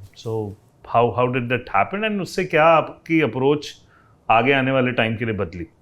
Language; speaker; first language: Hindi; native; Hindi